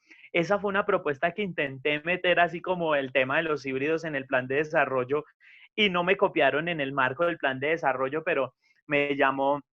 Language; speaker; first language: Spanish; native; Spanish